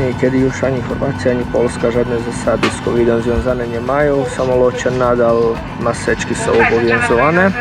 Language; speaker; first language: Polish; non-native, learner; Croatian